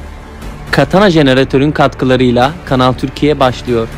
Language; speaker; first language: Turkish; native; Turkish